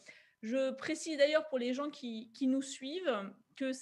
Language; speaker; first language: French; native; French